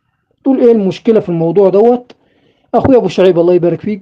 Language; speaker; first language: Arabic; native; Arabic